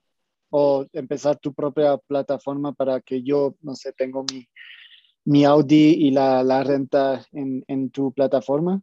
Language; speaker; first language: Spanish; non-native, fluent; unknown